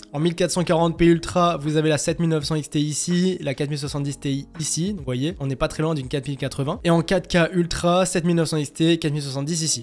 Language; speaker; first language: French; native; French